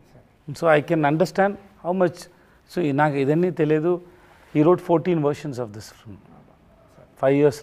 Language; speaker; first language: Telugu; non-native, learner; Tamil